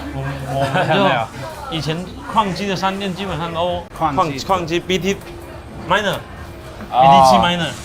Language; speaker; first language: Chinese; native; Chinese